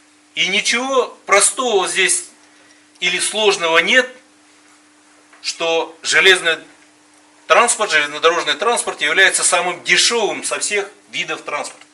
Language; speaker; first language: Russian; non-native, local second language; Tuvinian